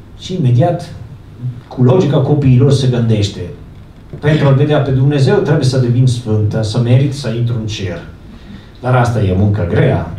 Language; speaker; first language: Romanian; non-native, fluent; Italian